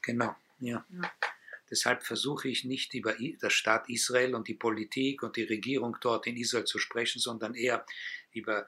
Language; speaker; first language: German; non-native, fluent; Hebrew